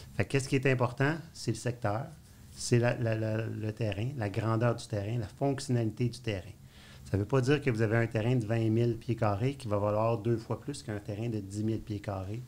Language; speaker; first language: French; native; French